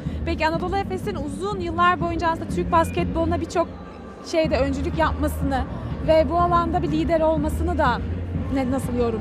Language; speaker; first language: Turkish; native; Turkish